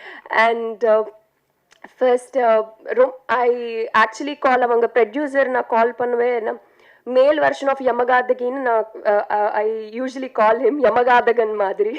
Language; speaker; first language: Tamil; non-native, learner; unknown